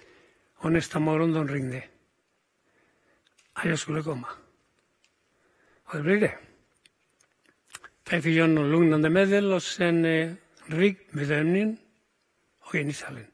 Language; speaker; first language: Swedish; non-native, fluent; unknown